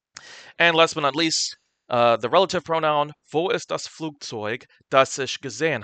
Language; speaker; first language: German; non-native, fluent; English